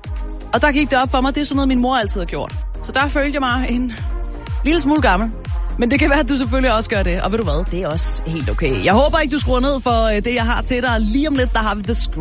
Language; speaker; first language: Danish; native; Danish